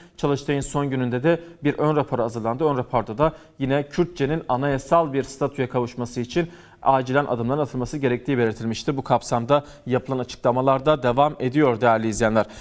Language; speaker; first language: Turkish; non-native, local second language; Kurdish